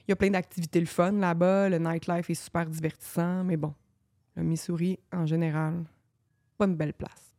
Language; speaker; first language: French; native; French